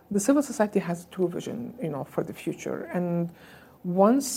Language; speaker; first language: English; non-native, fluent; Arabic